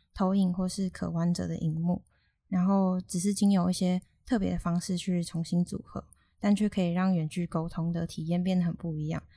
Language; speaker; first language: Chinese; native; Chinese